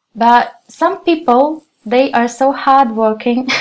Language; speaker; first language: English; non-native, fluent; Russian